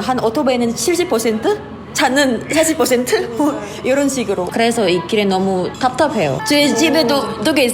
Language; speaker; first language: Korean; non-native, fluent; Indonesian